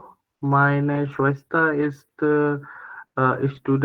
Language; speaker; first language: German; non-native, learner; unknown